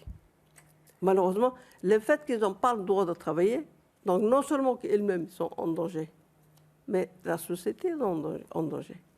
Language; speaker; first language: French; non-native, fluent; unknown